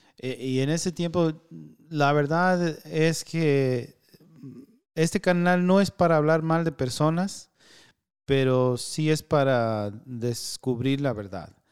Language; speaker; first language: Spanish; early bilingual, heritage; Spanish